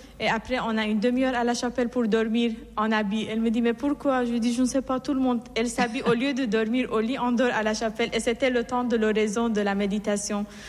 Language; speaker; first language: French; non-native, fluent; Persian